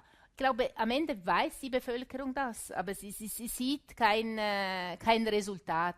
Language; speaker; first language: German; non-native, local second language; Italian